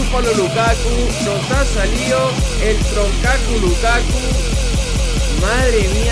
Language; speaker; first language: Spanish; native; Spanish